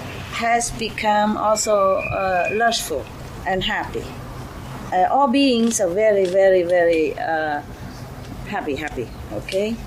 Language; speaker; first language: English; non-native, fluent; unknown